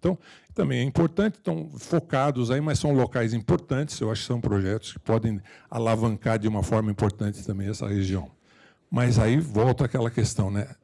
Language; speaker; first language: Portuguese; native; Portuguese